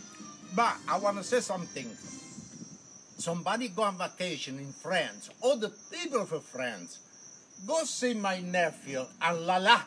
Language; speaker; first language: English; non-native, learner; Italian